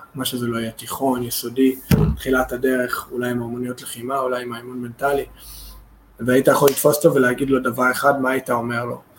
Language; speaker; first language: Hebrew; non-native, fluent; English